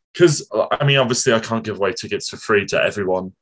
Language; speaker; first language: English; native; English